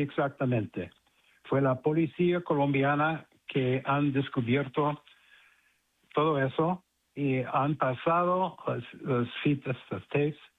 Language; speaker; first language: Spanish; non-native, fluent; English